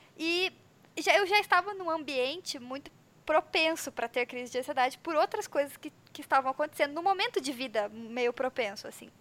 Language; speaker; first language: Portuguese; native; Portuguese